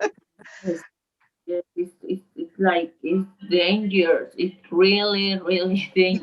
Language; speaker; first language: English; non-native, learner; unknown